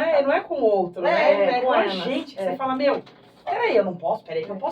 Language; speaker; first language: Portuguese; native; Portuguese